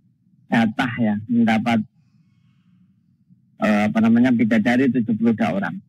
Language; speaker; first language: Indonesian; native; Indonesian